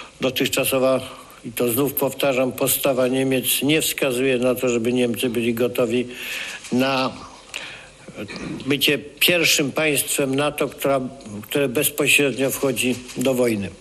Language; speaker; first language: Polish; native; Polish